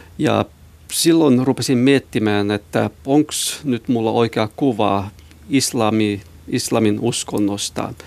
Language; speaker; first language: Finnish; non-native, local second language; Swedish